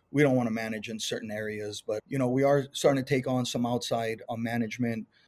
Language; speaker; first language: English; native; English